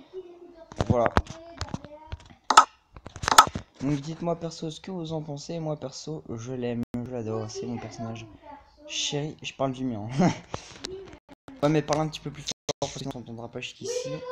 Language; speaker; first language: French; native; French